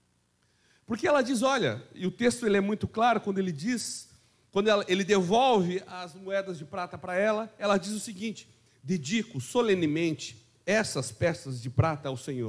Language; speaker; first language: Portuguese; native; Portuguese